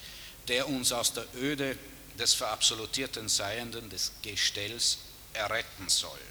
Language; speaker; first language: German; native; German